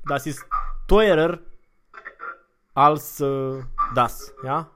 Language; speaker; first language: German; non-native, fluent; Romanian